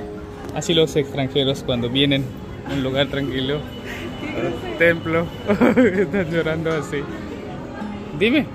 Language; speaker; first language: Spanish; non-native, learner; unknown